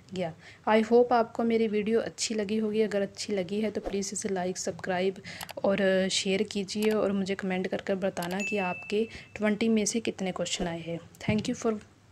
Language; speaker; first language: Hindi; non-native, local second language; Punjabi